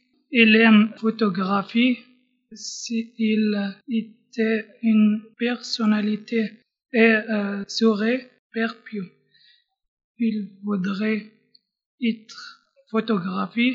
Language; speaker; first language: French; non-native, learner; Spanish